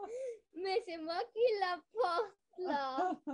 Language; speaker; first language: French; non-native, local second language; Arabic